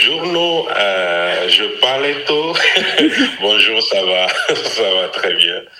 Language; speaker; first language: French; non-native, local second language; Ewe